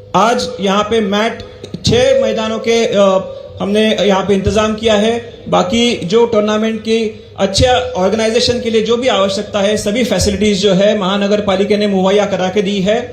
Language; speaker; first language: Hindi; non-native, local second language; Marathi